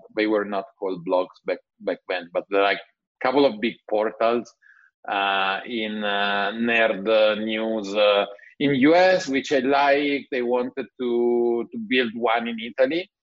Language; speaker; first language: English; non-native, fluent; Italian